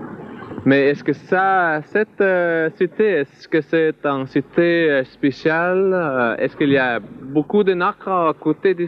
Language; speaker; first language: French; non-native, learner; Danish